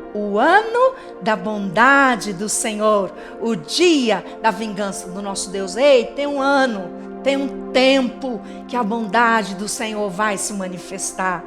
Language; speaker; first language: Portuguese; native; Portuguese